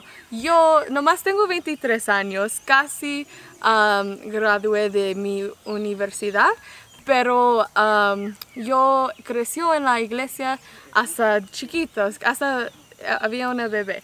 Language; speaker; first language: Spanish; non-native, learner; English